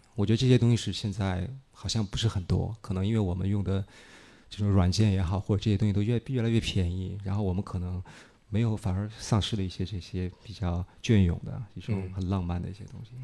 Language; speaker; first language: Chinese; native; Chinese